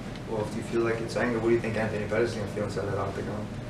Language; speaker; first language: English; early bilingual, other home language; Spanish